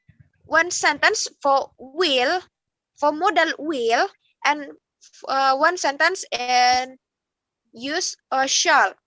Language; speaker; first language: English; non-native, learner; Indonesian